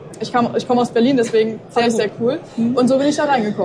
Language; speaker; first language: German; native; German